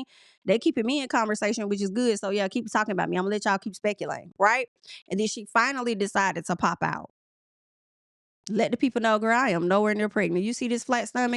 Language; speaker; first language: English; native; English